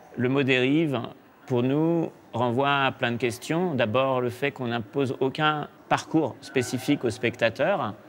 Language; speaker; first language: French; native; French